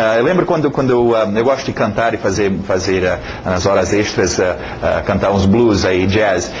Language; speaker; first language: Portuguese; non-native, fluent; English